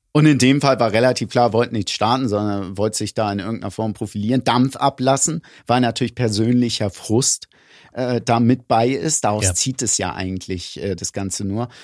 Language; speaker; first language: German; early bilingual, other home language; Greek